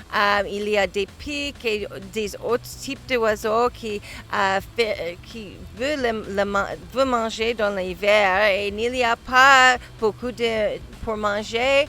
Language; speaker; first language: French; non-native, learner; English